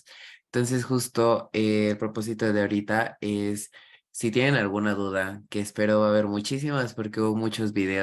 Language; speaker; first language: Spanish; native; Spanish